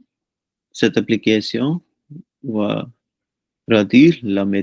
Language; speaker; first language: French; non-native, learner; Punjabi